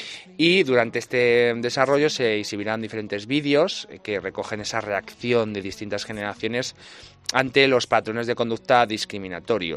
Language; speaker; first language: Spanish; native; Spanish